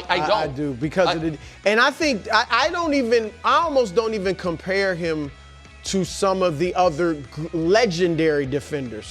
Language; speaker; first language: English; native; English